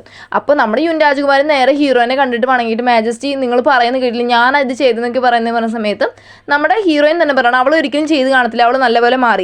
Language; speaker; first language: Malayalam; native; Malayalam